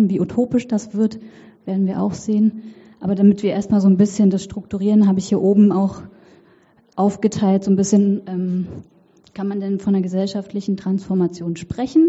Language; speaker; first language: German; native; German